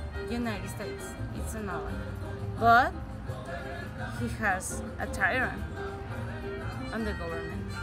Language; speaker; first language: English; non-native, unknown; Spanish